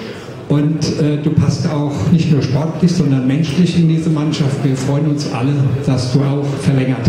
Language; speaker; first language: German; native; German